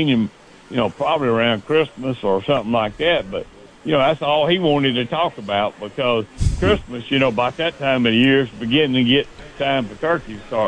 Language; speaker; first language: English; native; English